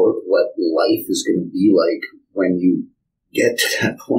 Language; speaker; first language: English; native; English